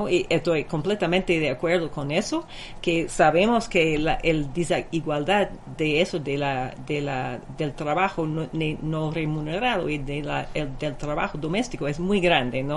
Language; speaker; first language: Spanish; non-native, fluent; English